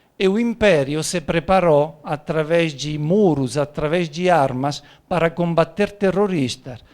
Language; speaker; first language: Portuguese; non-native, fluent; Italian